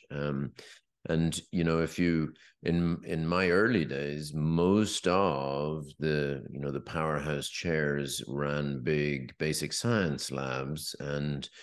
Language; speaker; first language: English; native; English